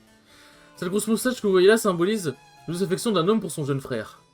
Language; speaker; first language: French; native; French